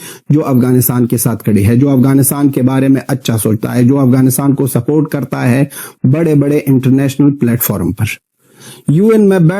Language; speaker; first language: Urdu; non-native, fluent; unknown